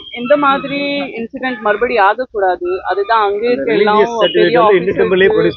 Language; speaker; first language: Tamil; non-native, learner; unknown